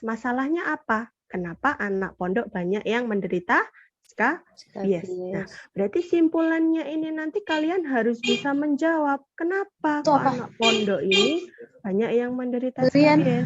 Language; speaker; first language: Indonesian; native; Indonesian